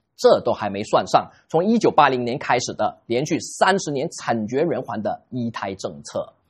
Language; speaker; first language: Chinese; native; Chinese